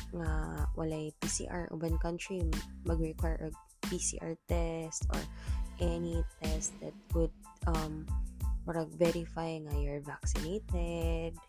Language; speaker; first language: English; non-native, local second language; Cebuano